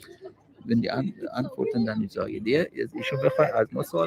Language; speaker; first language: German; non-native, learner; Persian